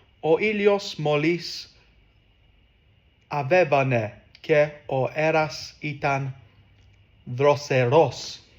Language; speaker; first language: Greek; non-native, learner; English